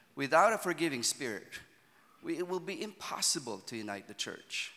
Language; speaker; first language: English; non-native, local second language; Filipino